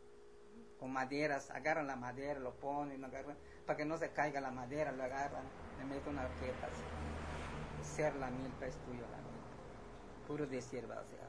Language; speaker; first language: Spanish; non-native, local second language; Yucateco